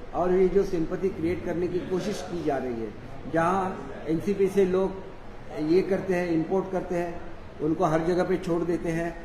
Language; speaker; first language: Hindi; non-native, local second language; Marathi